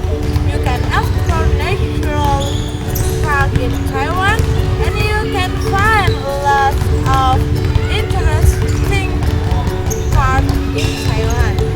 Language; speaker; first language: English; non-native, learner; Indonesian